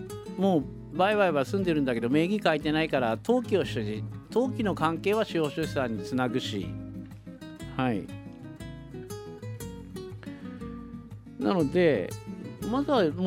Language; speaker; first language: Japanese; native; Japanese